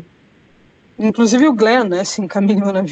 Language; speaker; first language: Portuguese; native; Portuguese